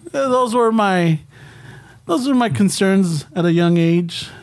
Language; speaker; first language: English; early bilingual, other home language; Spanish